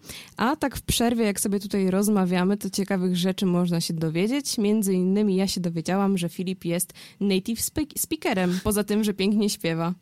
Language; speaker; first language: Polish; native; Polish